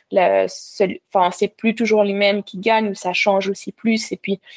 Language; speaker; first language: French; native; French